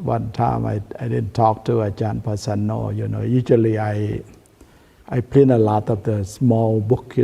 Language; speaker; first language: English; non-native, learner; Thai